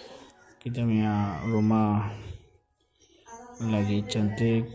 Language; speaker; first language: Indonesian; non-native, learner; Bangla